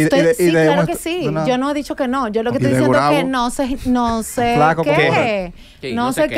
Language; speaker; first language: Spanish; native; Spanish